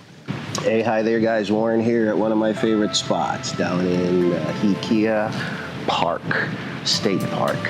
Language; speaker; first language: English; native; English